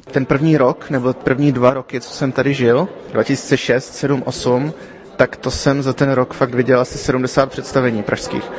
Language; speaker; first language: Czech; early bilingual, heritage; Czech